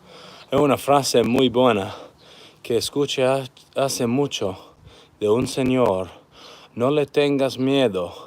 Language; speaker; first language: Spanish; non-native, learner; English